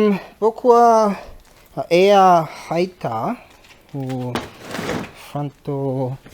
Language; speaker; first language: Japanese; non-native, learner; English